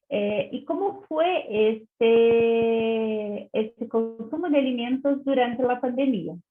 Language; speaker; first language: Spanish; non-native, learner; Portuguese